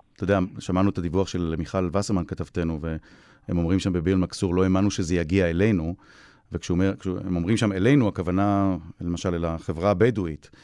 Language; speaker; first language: Hebrew; native; Hebrew